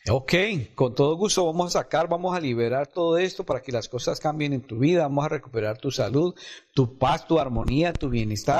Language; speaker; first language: Spanish; native; Spanish